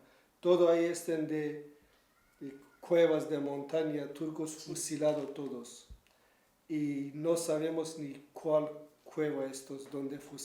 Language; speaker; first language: Spanish; non-native, learner; Kurdish